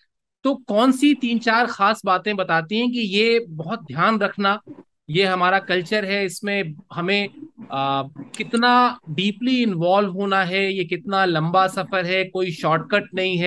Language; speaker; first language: Hindi; native; Hindi